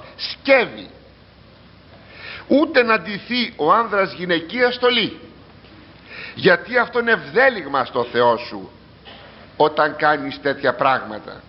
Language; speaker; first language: Greek; native; Greek